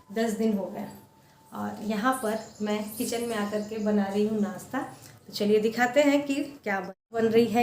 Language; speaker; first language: Hindi; non-native, local second language; Bangla